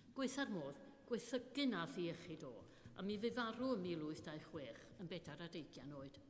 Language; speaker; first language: Welsh; native; Welsh